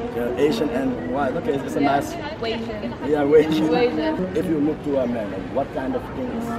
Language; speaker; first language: English; native; English